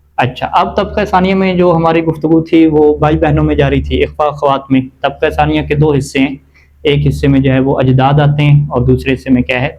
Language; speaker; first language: Urdu; native; Urdu